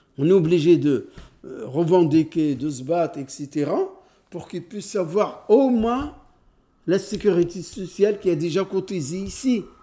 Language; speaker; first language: French; non-native, fluent; Arabic